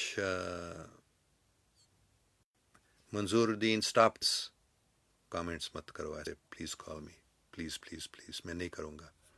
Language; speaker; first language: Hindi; non-native, fluent; English